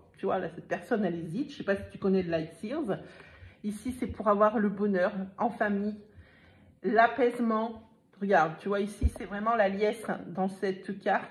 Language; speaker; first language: French; native; French